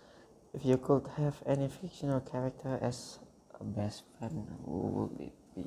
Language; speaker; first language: English; non-native, learner; Indonesian